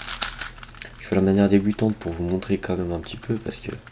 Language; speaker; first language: French; native; French